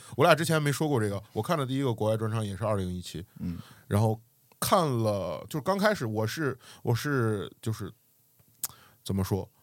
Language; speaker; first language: Chinese; native; Chinese